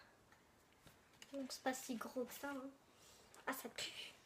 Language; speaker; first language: French; native; French